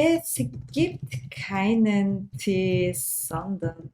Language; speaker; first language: German; non-native, fluent; Turkish